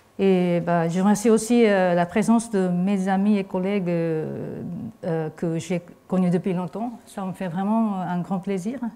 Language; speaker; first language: French; non-native, fluent; Japanese